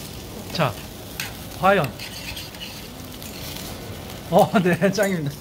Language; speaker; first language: Korean; native; Korean